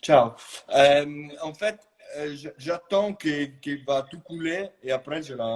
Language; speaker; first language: French; non-native, fluent; Italian